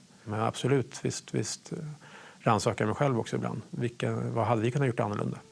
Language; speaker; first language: Swedish; native; Swedish